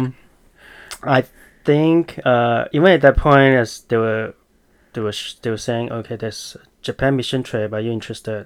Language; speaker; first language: English; non-native, local second language; Chinese